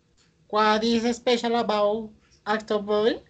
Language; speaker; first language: English; non-native, learner; Spanish